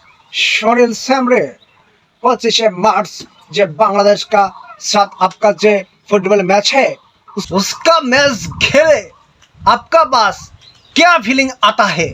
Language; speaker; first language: Hindi; non-native, learner; Bangla